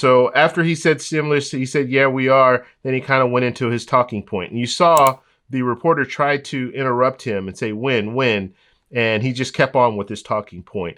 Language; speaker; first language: English; native; English